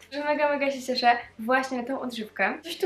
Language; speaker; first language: Polish; native; Polish